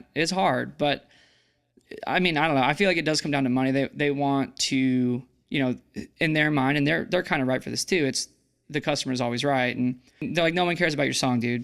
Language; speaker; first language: English; native; English